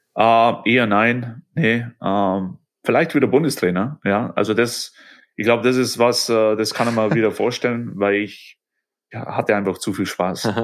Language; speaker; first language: German; native; German